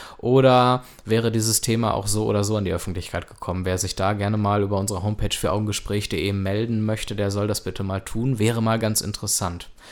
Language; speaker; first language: German; native; German